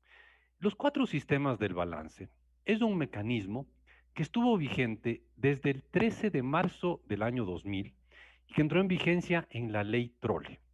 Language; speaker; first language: Spanish; native; Spanish